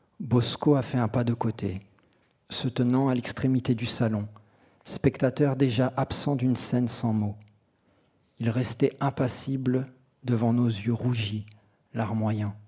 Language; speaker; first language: French; native; French